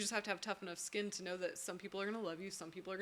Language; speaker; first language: English; native; English